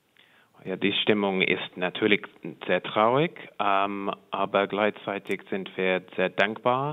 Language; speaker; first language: German; non-native, fluent; English